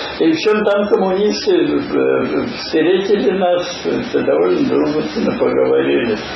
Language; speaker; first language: Russian; native; Russian